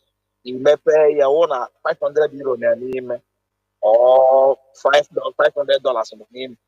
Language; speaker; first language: English; non-native, local second language; Igbo